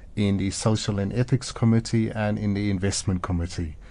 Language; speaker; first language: English; native; English